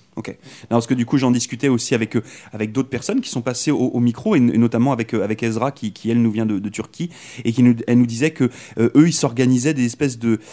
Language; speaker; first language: French; native; French